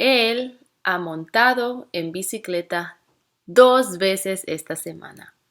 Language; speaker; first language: Spanish; non-native, fluent; English